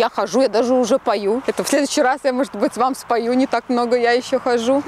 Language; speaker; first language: Russian; native; Russian